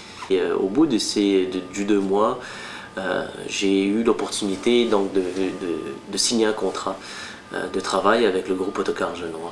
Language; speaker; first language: French; non-native, local second language; Malagasy